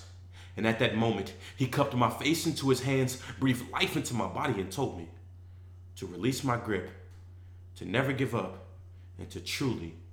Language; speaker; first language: English; native; English